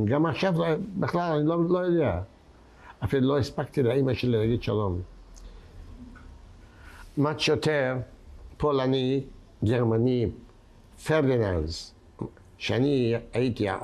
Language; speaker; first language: Hebrew; non-native, fluent; Yiddish